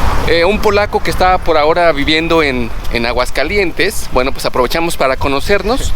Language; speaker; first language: Spanish; native; Spanish